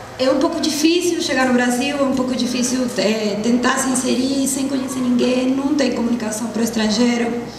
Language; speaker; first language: Portuguese; non-native, fluent; Spanish